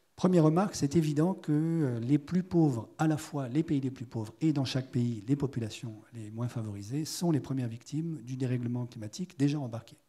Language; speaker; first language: French; native; French